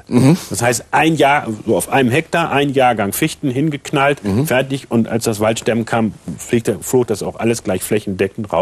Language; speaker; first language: German; native; German